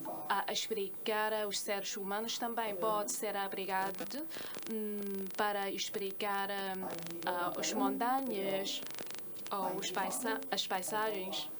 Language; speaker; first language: Portuguese; non-native, fluent; Chinese